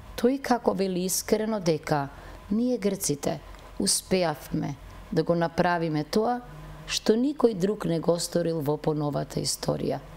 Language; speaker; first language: Macedonian; native; Macedonian